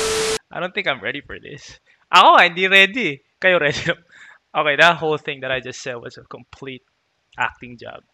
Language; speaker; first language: English; non-native, local second language; Filipino